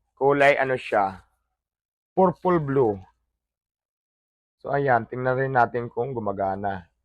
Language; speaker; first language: Filipino; non-native, local second language; Hiligaynon